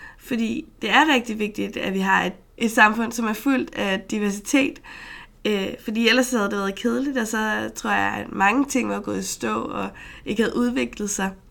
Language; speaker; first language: Danish; native; Danish